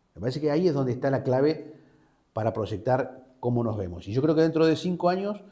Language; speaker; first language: Spanish; native; Spanish